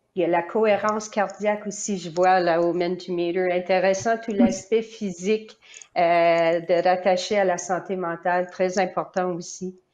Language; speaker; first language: French; native; French